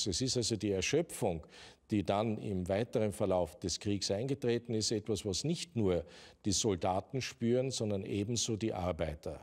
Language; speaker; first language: German; native; German